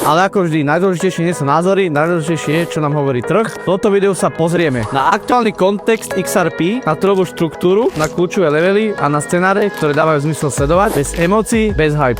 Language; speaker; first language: Slovak; native; Slovak